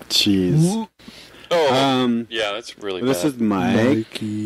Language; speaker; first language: English; native; English